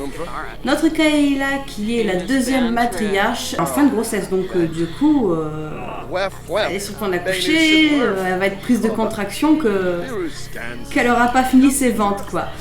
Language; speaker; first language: French; native; French